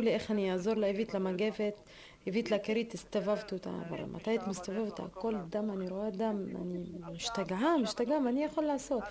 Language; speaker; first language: Hebrew; non-native, learner; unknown